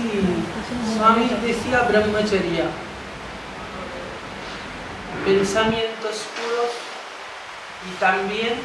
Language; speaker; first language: Spanish; non-native, fluent; Bangla